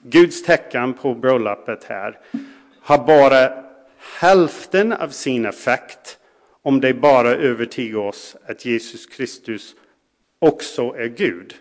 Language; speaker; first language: Swedish; non-native, fluent; English